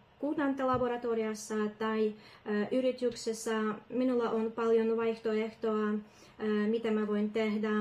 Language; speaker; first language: Finnish; non-native, learner; Ukrainian